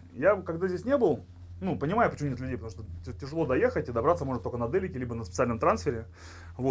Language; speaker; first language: Russian; native; Russian